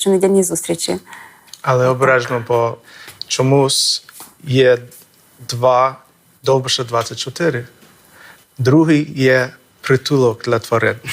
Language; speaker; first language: Ukrainian; non-native, fluent; English